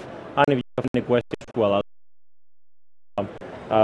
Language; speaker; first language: English; non-native, fluent; Spanish